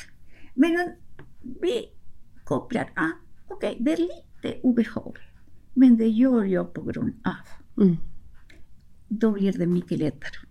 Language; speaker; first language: Swedish; non-native, fluent; Spanish